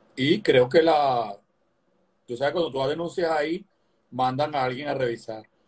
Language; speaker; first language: Spanish; native; Spanish